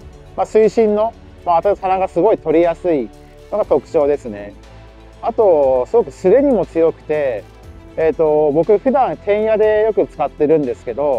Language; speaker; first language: Japanese; native; Japanese